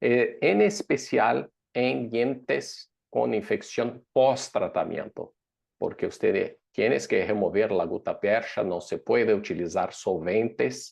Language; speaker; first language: Spanish; non-native, fluent; Portuguese